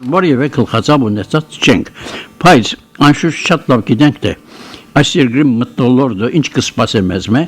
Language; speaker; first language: Armenian; native; Armenian